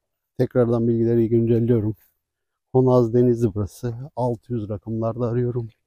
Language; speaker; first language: Turkish; native; Turkish